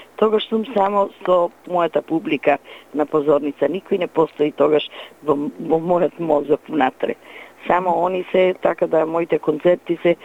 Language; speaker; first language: Macedonian; non-native, local second language; Romany